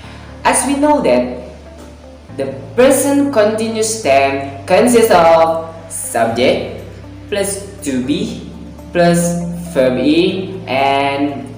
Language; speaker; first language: English; non-native, learner; Indonesian